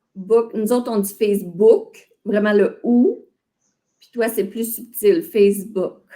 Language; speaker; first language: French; native; French